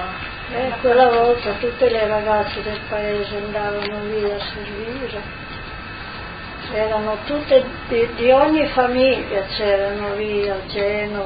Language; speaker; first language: Italian; non-native, local second language; Slovenian